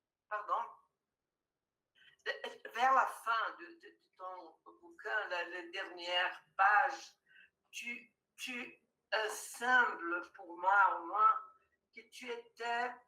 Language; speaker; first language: French; non-native, fluent; Portuguese